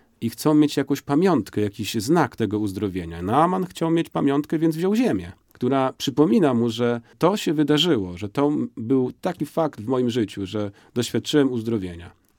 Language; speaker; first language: Polish; native; Polish